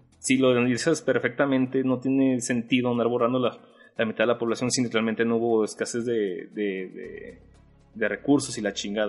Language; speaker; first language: Spanish; native; Spanish